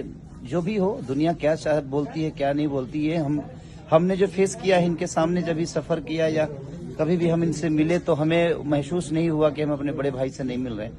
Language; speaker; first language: Hindi; non-native, local second language; Bhojpuri